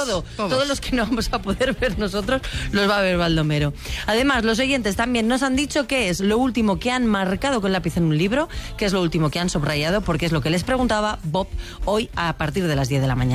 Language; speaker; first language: Spanish; native; Spanish